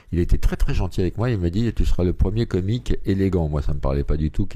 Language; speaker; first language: French; native; French